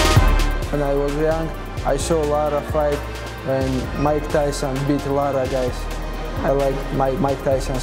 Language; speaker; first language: English; non-native, learner; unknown